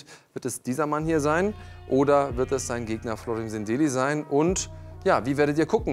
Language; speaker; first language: German; native; German